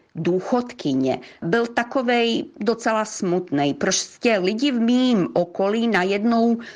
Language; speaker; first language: Czech; early bilingual, heritage; Croatian